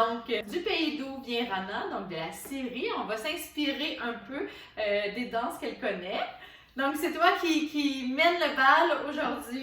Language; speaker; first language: French; native; French